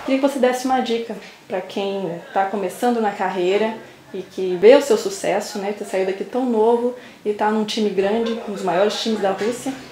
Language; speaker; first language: Portuguese; native; Portuguese